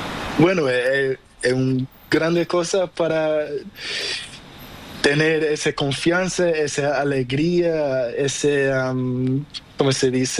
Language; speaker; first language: Spanish; non-native, learner; Portuguese